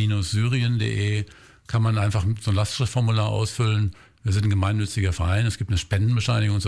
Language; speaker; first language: German; native; German